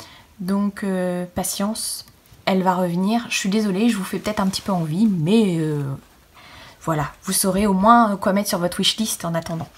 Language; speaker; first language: French; native; French